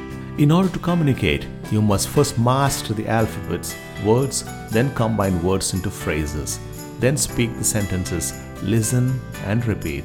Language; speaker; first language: English; non-native, local second language; Kannada